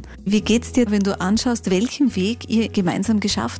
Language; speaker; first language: German; native; German